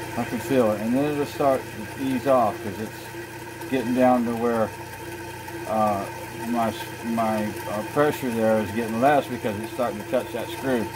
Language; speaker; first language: English; native; English